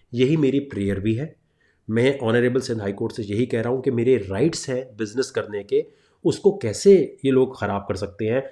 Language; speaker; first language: Urdu; native; Urdu